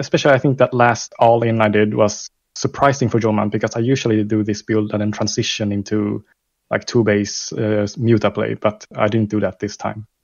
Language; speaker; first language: English; non-native, fluent; Swedish